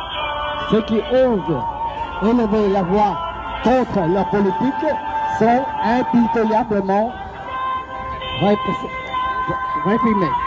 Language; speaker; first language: French; non-native, fluent; Vietnamese